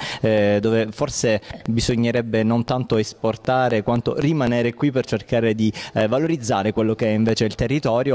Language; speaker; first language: Italian; native; Italian